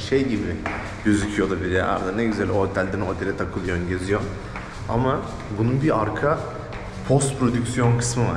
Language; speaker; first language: Turkish; native; Turkish